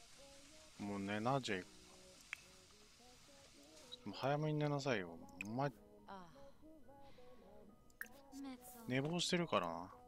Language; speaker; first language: Japanese; native; Japanese